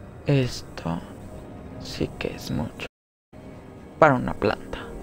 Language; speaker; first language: Spanish; native; Spanish